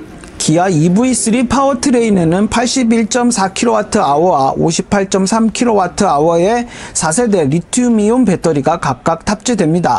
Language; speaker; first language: Korean; native; Korean